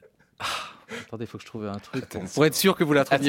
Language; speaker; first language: French; native; French